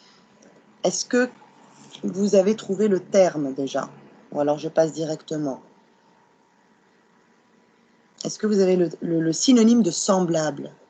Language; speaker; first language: French; non-native, local second language; Arabic